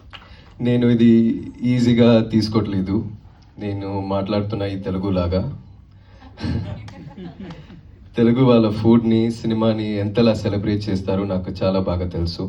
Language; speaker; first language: Telugu; non-native, learner; Tamil